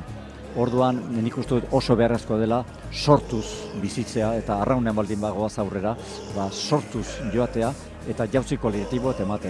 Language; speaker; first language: Basque; native; Basque